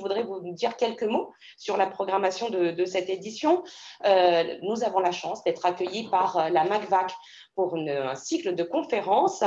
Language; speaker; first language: French; native; French